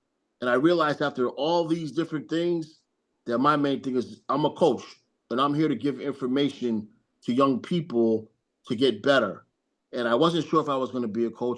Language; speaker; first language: English; native; English